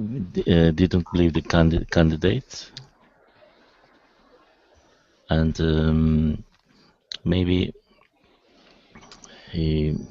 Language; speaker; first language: English; non-native, learner; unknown